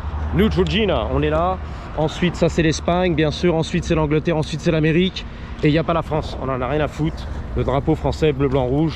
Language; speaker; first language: French; native; French